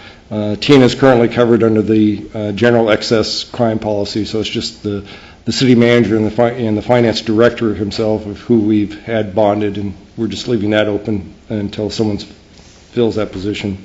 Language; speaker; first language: English; native; English